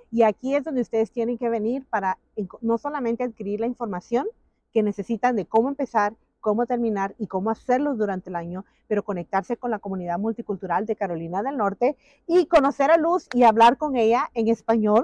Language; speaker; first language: Spanish; native; Spanish